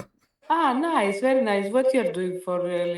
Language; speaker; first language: English; non-native, learner; Greek